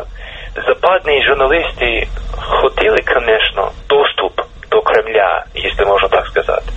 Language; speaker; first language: Russian; non-native, fluent; English